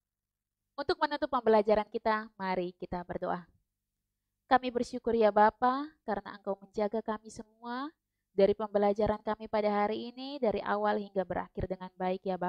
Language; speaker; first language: Indonesian; native; Indonesian